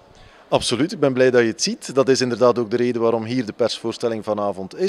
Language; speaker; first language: Dutch; native; Dutch